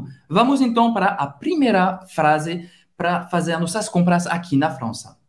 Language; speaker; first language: Portuguese; non-native, fluent; French